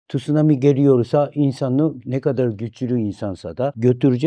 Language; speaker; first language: Turkish; non-native, fluent; Japanese